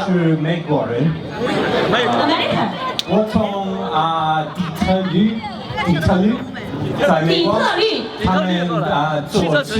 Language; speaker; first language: Chinese; non-native, learner; English